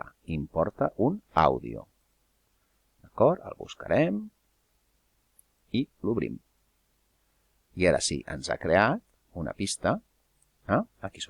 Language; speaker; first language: Catalan; native; Catalan